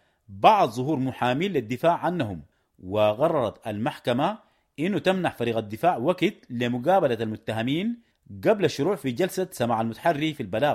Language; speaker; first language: Arabic; native; Arabic